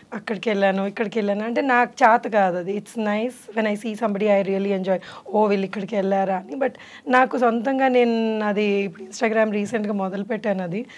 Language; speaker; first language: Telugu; native; Telugu